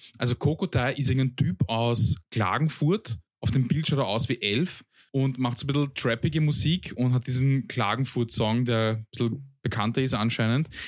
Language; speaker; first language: German; early bilingual, other home language; Bosnian